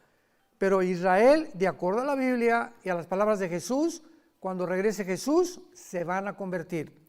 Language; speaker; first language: Spanish; native; Spanish